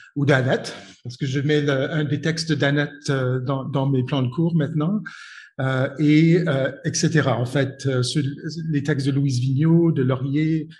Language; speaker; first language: French; native; French